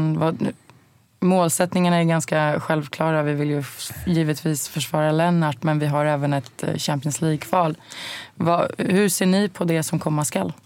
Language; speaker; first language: Swedish; native; Swedish